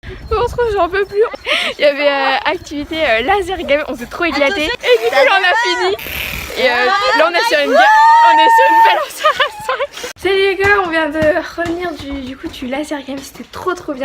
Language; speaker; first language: French; native; French